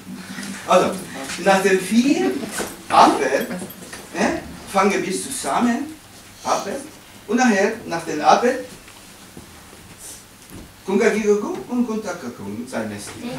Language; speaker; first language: German; non-native, learner; Spanish